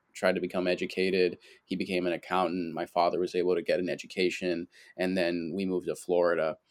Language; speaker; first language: English; early bilingual, other home language; Spanish